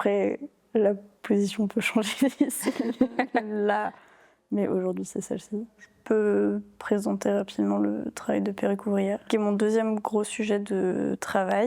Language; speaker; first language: French; native; French